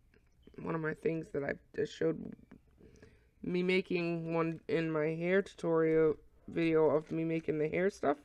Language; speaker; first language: English; native; English